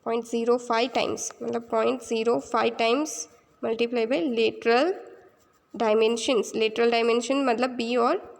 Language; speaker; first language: Hindi; native; Hindi